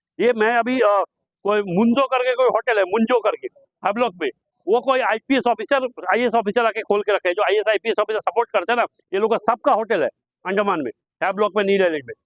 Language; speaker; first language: Hindi; non-native, local second language; Bangla